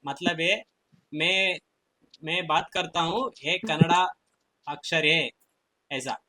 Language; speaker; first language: Hindi; non-native, local second language; Kannada